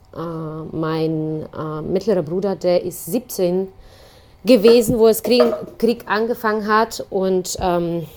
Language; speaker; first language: German; non-native, fluent; Ukrainian